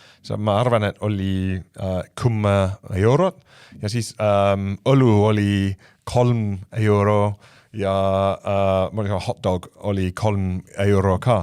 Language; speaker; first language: Estonian; non-native, fluent; English